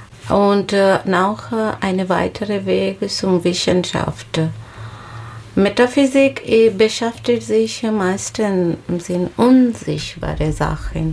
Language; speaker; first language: German; non-native, learner; Bangla